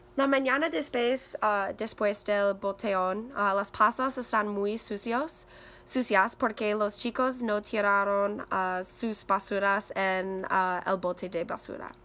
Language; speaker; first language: Spanish; non-native, learner; English